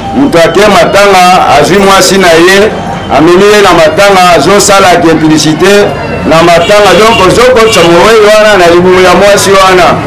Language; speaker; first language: Lingala; non-native, local second language; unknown